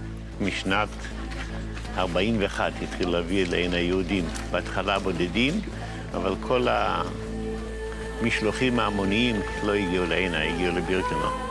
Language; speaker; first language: Hebrew; non-native, fluent; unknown